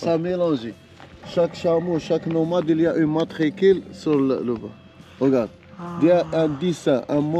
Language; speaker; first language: French; non-native, local second language; Arabic